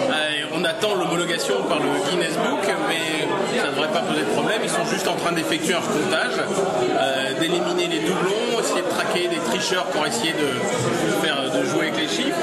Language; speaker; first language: French; native; French